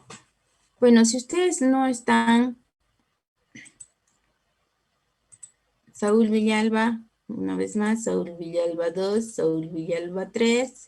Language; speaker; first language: Spanish; native; Spanish